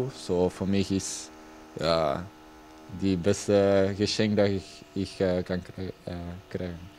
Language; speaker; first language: German; non-native, learner; Dutch